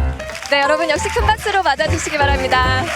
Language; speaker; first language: Korean; native; Korean